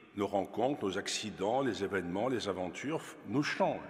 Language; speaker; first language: French; native; French